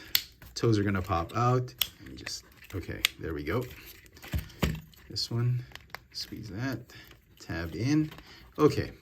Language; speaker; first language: English; native; English